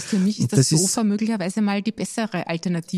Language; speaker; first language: German; native; German